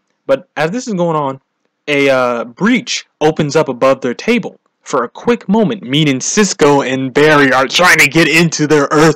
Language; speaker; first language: English; native; English